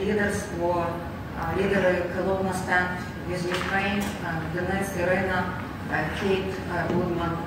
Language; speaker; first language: Ukrainian; native; Ukrainian